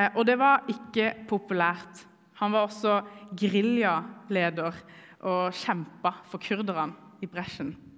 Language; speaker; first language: Norwegian; early bilingual, other home language; Kurdish